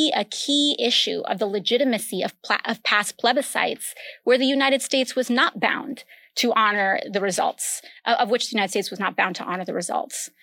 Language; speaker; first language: English; early bilingual, other home language; Spanish